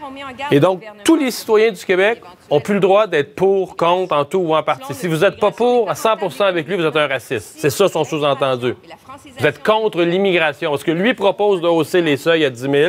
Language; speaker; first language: French; native; French